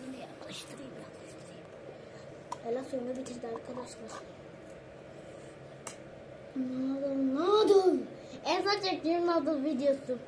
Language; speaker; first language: Turkish; early bilingual, other home language; Persian